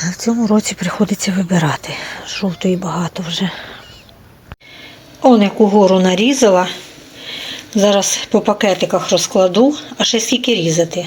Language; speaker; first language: Ukrainian; native; Ukrainian